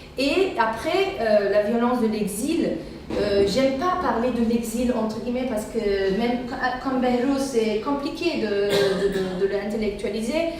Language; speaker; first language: French; non-native, fluent; Arabic